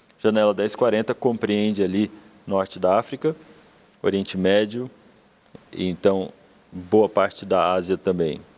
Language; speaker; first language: Portuguese; native; Portuguese